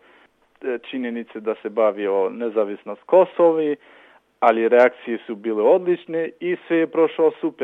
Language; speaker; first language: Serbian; non-native, local second language; Albanian